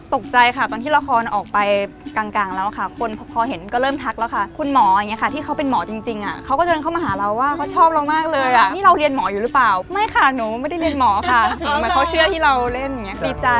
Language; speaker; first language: Thai; native; Thai